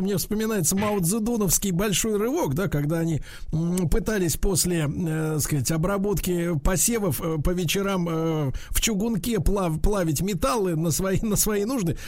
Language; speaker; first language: Russian; native; Russian